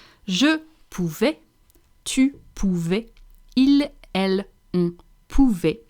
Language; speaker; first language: French; non-native, fluent; English